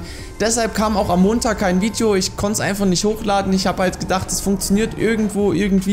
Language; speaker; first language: German; native; German